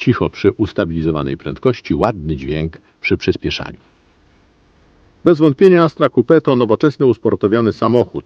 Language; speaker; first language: Polish; native; Polish